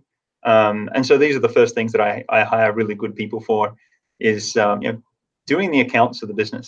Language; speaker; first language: English; native; English